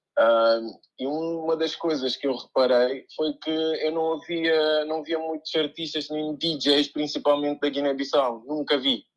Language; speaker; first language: Portuguese; early bilingual, other home language; Upper Guinea Crioulo